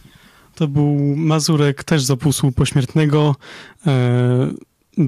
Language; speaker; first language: Polish; early bilingual, heritage; Polish